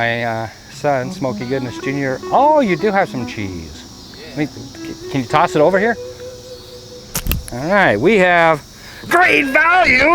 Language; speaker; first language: English; native; English